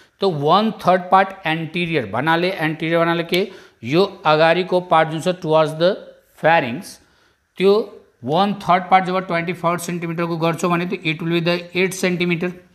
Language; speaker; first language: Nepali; non-native, local second language; Bhojpuri